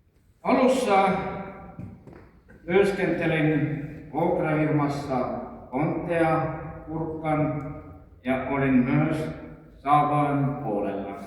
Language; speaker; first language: Finnish; non-native, local second language; Estonian